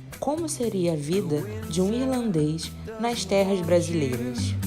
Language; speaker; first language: Portuguese; native; Portuguese